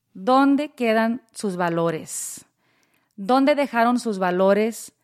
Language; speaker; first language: Spanish; early bilingual, heritage; Spanish